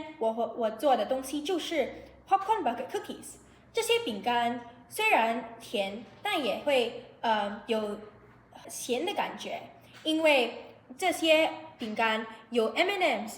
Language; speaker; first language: Chinese; non-native, learner; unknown